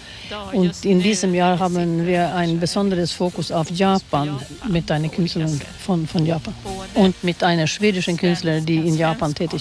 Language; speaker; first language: German; non-native, fluent; Swedish